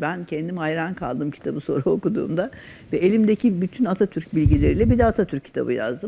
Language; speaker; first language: Turkish; native; Turkish